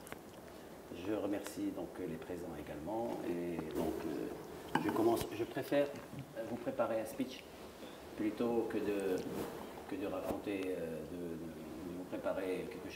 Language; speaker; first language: French; non-native, local second language; Arabic